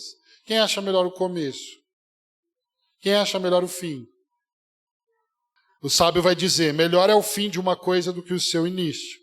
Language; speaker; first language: Portuguese; native; Portuguese